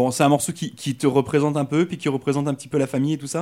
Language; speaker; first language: French; native; French